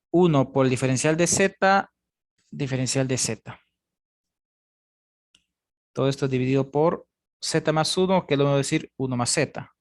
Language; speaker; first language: Spanish; native; Spanish